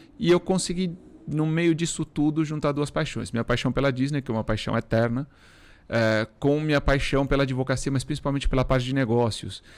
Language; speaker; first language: Portuguese; early bilingual, other home language; Spanish